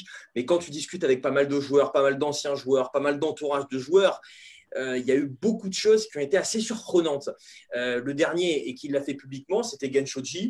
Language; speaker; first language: French; native; French